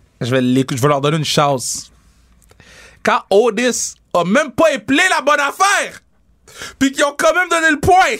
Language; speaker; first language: French; native; French